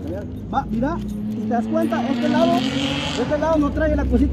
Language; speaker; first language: Spanish; native; Spanish